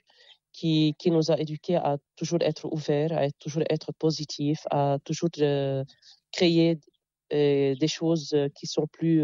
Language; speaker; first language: French; non-native, local second language; Arabic